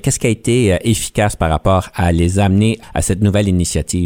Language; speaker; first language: French; native; French